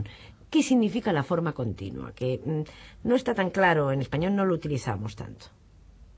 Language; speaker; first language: Spanish; native; Spanish